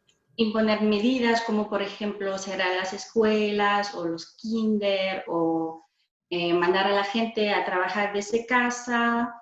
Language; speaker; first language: Spanish; non-native, fluent; German